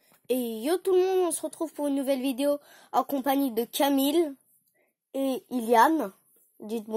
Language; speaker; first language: French; native; French